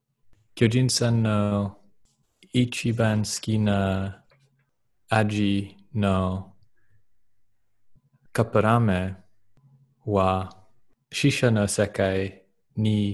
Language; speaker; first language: Japanese; non-native, learner; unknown